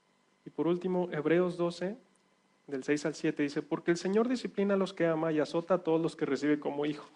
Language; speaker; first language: Spanish; native; Spanish